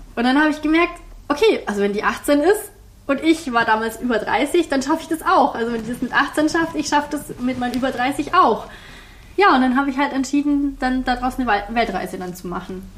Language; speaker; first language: German; early bilingual, heritage; German